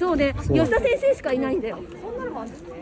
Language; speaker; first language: Japanese; native; Japanese